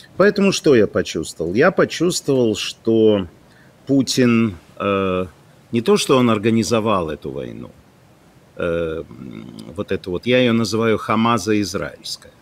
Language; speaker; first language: Russian; non-native, local second language; Ukrainian